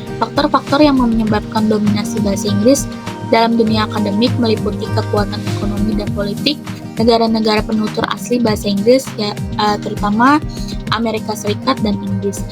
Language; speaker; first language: Indonesian; native; Indonesian